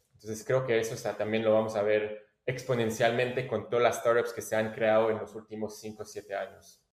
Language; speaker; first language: Spanish; non-native, fluent; French